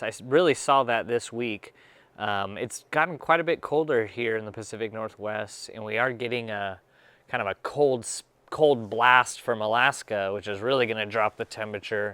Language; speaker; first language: English; native; English